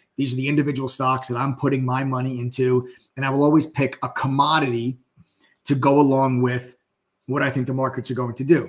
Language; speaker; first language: English; native; English